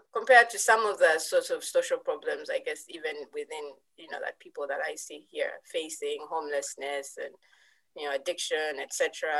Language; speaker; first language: English; non-native, local second language; Ganda